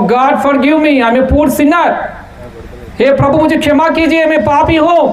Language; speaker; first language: Hindi; non-native, local second language; Telugu